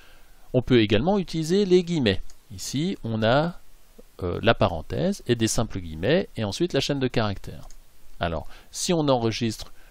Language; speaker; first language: French; native; French